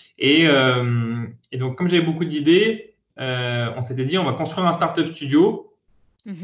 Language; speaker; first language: French; native; French